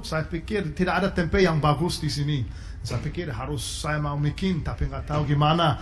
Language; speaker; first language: Indonesian; non-native, fluent; English